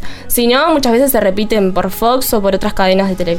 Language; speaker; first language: Spanish; native; Spanish